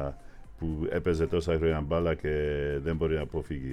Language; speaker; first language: Greek; non-native, fluent; Polish